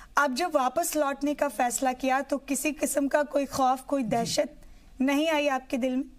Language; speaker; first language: Hindi; native; Hindi